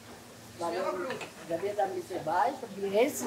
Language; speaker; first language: German; non-native, learner; Italian